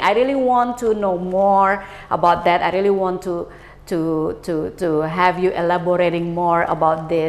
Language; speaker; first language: English; non-native, fluent; Indonesian